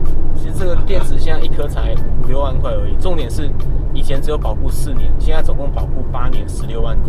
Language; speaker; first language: Chinese; native; Chinese